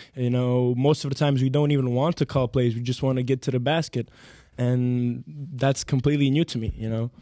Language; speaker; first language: English; non-native, fluent; Serbian